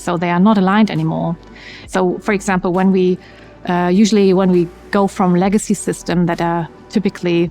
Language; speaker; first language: English; non-native, fluent; German